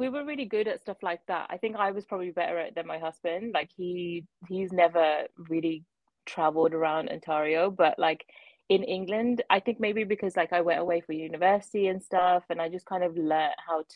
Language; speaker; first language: English; native; English